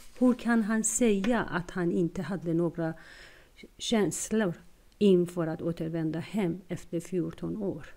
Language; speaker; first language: Swedish; non-native, fluent; Persian